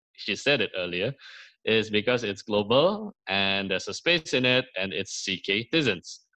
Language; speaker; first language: English; early bilingual, other home language; Indonesian